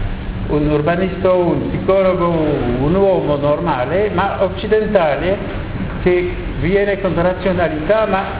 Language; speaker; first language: Italian; non-native, learner; French